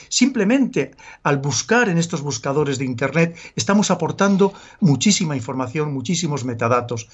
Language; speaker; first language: Spanish; native; Spanish